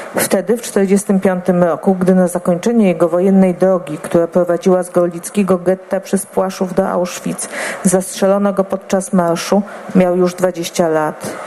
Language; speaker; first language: Polish; native; Polish